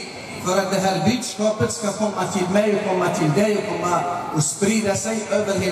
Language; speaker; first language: Swedish; non-native, fluent; Arabic